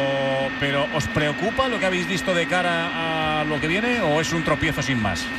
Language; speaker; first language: Spanish; native; Spanish